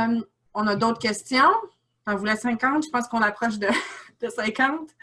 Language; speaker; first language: French; native; French